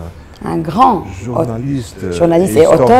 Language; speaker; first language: French; non-native, local second language; Arabic